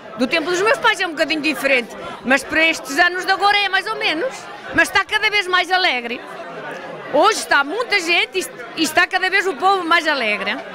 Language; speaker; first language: Portuguese; native; Portuguese